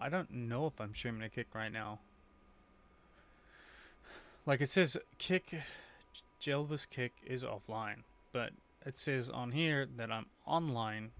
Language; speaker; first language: English; native; English